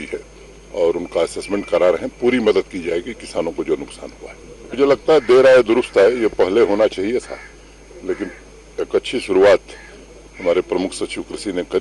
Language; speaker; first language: Hindi; native; Hindi